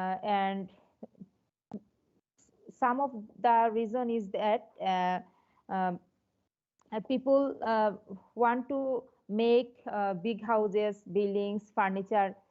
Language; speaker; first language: English; non-native, learner; Bangla